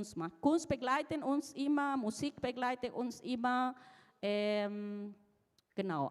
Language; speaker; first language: German; non-native, fluent; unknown